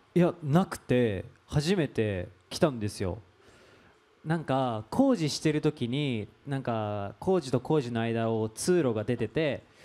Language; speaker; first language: Japanese; native; Japanese